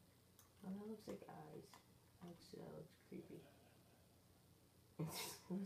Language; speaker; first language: English; native; English